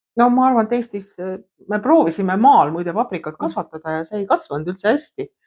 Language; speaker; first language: Estonian; native; Estonian